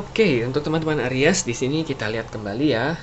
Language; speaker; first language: Indonesian; native; Indonesian